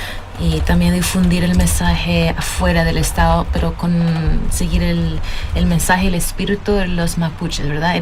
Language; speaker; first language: Spanish; early bilingual, heritage; Spanish